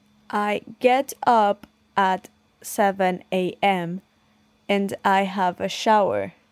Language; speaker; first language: English; non-native, learner; Spanish